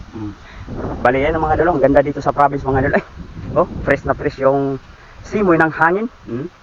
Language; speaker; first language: Filipino; non-native, local second language; Cebuano